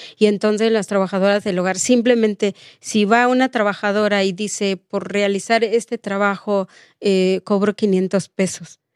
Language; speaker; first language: Spanish; non-native, local second language; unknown